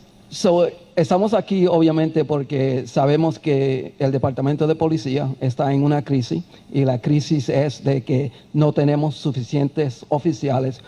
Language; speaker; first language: Spanish; early bilingual, heritage; Spanish